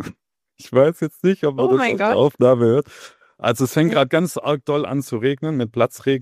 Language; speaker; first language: German; native; German